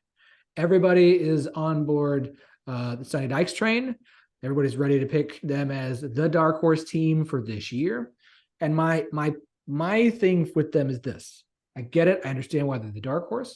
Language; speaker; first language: English; native; English